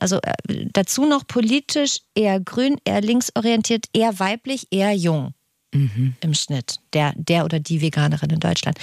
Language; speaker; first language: German; native; German